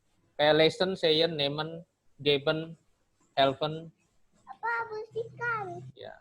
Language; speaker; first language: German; non-native, fluent; Indonesian